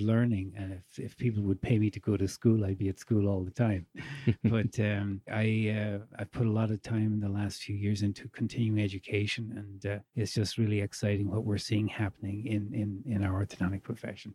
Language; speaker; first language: English; native; English